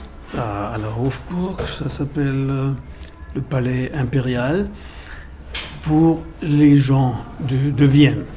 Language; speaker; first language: French; non-native, fluent; German